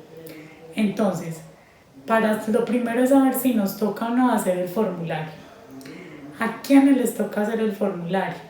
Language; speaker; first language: Spanish; native; Spanish